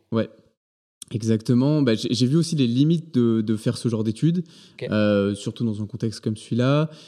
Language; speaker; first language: French; native; French